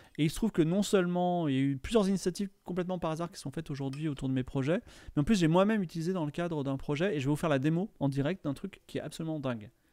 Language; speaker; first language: French; native; French